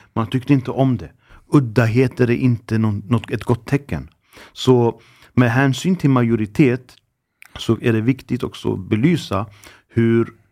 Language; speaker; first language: Swedish; early bilingual, other home language; Arabic